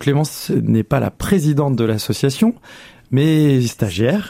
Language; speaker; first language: French; native; French